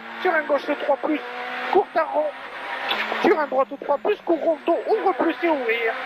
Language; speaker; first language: French; native; French